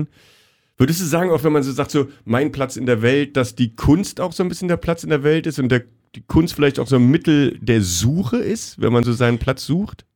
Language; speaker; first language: German; native; German